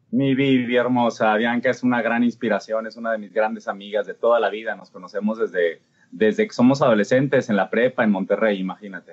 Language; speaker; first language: Spanish; native; Spanish